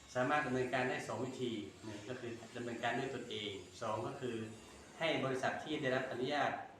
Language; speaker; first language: Thai; native; Thai